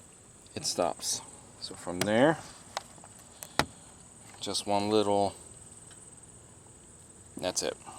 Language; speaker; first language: English; native; English